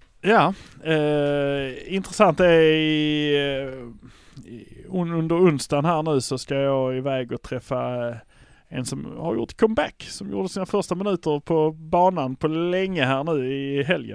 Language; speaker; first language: Swedish; native; Swedish